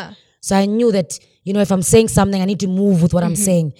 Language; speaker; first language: English; non-native, local second language; Xhosa